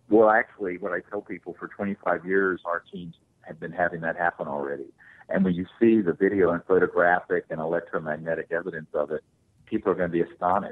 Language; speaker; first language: English; native; English